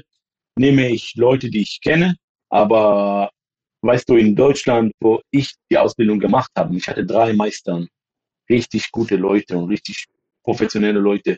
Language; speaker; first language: German; non-native, fluent; Hebrew